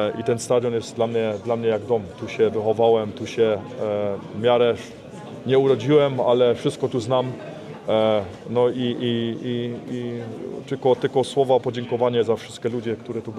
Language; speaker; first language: Polish; early bilingual, heritage; Polish